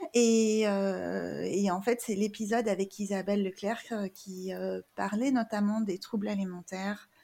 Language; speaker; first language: French; native; French